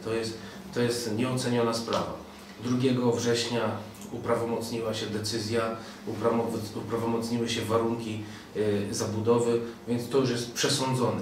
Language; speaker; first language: Polish; native; Polish